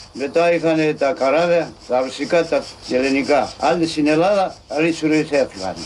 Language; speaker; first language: Greek; early bilingual, heritage; Greek